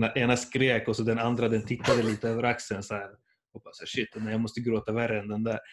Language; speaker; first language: Swedish; early bilingual, other home language; Persian